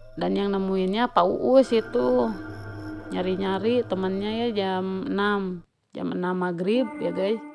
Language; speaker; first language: Indonesian; non-native, local second language; Sundanese